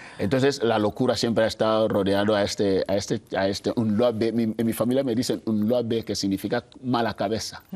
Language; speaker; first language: Spanish; non-native, local second language; Fang